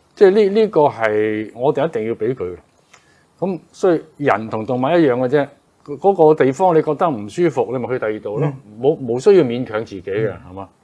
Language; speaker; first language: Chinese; non-native, local second language; Cantonese